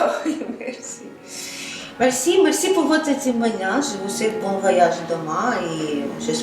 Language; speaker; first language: French; non-native, learner; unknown